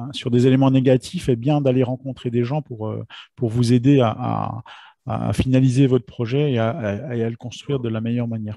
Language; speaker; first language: French; native; French